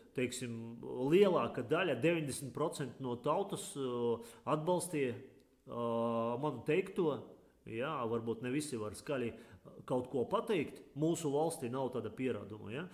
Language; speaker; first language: Latvian; non-native, local second language; Russian